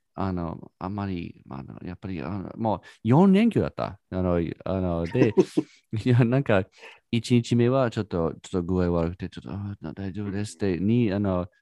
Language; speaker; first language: Japanese; non-native, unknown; English